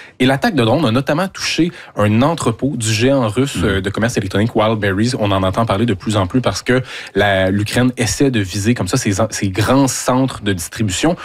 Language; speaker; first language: French; native; French